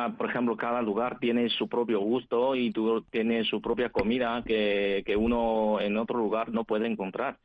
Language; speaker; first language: Spanish; non-native, fluent; Chinese